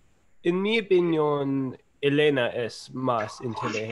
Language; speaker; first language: Spanish; non-native, learner; English